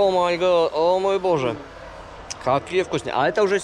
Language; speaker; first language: Russian; non-native, learner; Polish